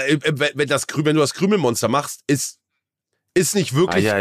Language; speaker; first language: German; native; German